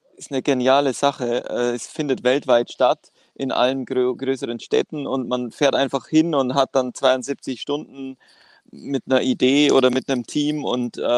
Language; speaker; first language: German; non-native, fluent; Greek